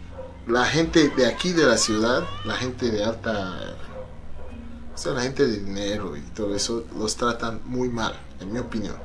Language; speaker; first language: Spanish; non-native, fluent; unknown